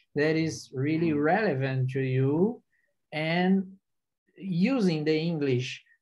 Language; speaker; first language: English; non-native, fluent; Portuguese